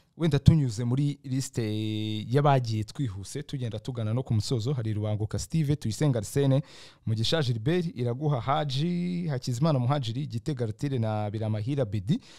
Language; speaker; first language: Kinyarwanda; native; Kinyarwanda